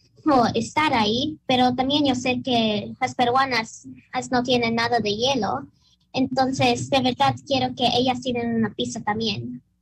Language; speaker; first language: Spanish; early bilingual, heritage; Spanish